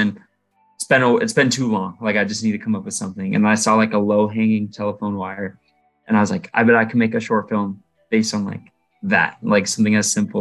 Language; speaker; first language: English; native; English